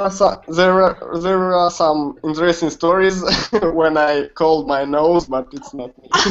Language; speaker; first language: English; non-native, learner; Russian